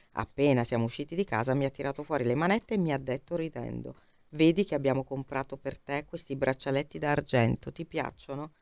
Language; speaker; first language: Italian; native; Italian